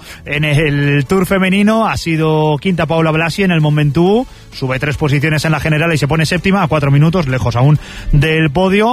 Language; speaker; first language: Spanish; native; Spanish